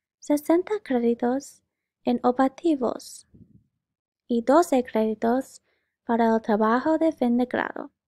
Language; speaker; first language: Spanish; non-native, learner; English